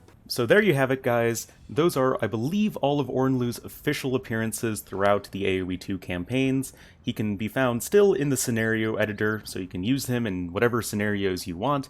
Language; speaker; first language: English; native; English